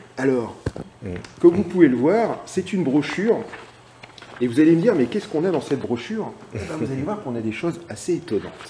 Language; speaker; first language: French; native; French